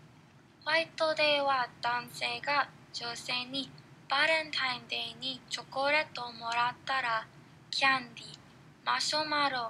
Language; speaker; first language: Japanese; non-native, learner; English